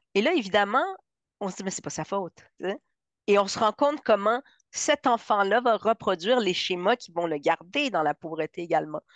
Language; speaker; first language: French; early bilingual, other home language; Spanish